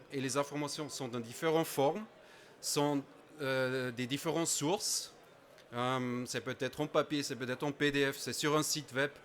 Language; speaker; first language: French; non-native, local second language; German